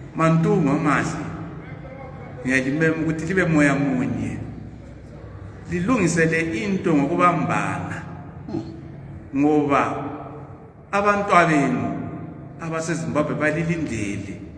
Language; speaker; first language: Zulu; native; Zulu